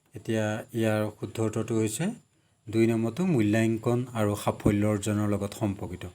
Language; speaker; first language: Assamese; native; Assamese